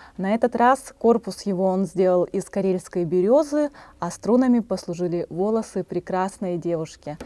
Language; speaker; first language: Russian; native; Russian